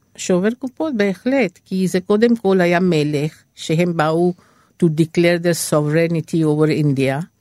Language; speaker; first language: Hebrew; non-native, fluent; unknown